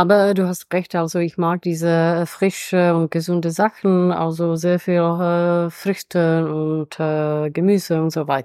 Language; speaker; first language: German; non-native, fluent; Czech